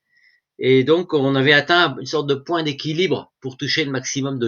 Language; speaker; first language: French; native; French